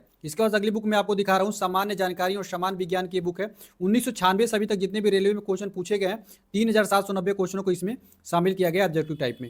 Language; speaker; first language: Hindi; native; Hindi